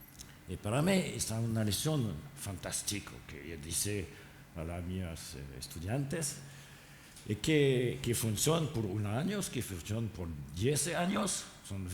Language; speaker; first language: Spanish; non-native, learner; French